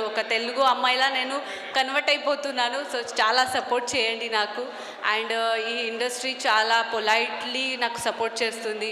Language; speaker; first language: Telugu; non-native, local second language; Marathi